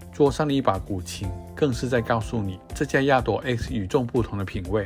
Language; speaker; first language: Chinese; native; Chinese